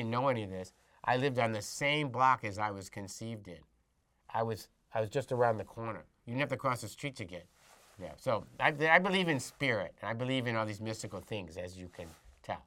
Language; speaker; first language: English; native; English